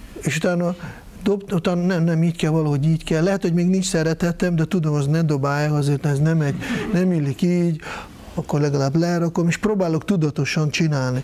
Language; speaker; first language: Hungarian; non-native, fluent; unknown